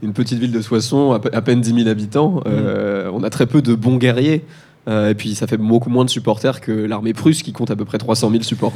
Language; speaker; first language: French; native; French